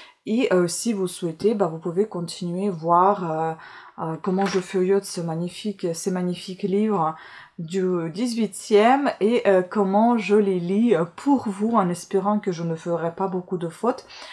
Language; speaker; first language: French; non-native, fluent; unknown